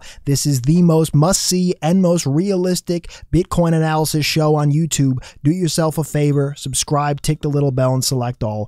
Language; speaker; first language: English; native; English